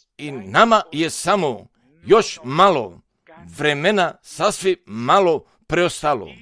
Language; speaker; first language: Serbian; non-native, fluent; German